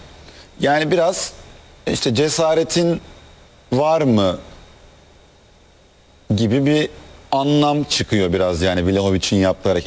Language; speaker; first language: Turkish; native; Turkish